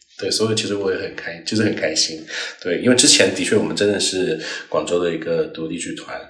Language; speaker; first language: Chinese; non-native, local second language; Cantonese